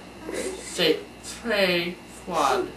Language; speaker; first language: French; non-native, learner; English